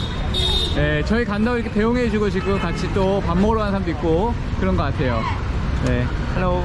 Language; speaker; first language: Korean; native; Korean